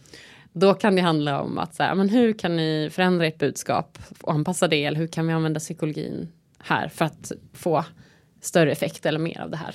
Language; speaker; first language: Swedish; native; Swedish